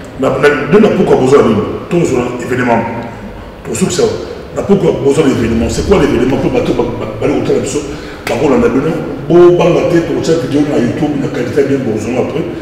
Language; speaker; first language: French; non-native, local second language; Lingala